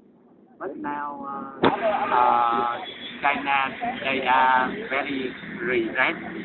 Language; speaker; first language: English; non-native, learner; Vietnamese